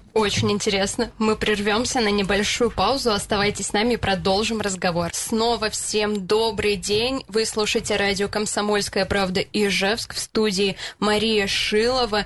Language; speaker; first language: Russian; native; Russian